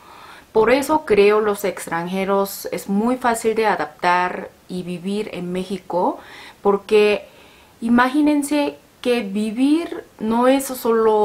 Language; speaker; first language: Spanish; non-native, learner; Korean